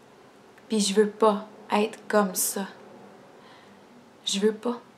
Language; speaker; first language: French; native; French